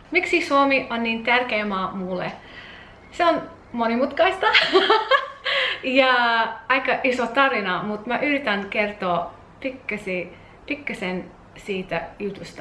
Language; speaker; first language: Finnish; non-native, learner; English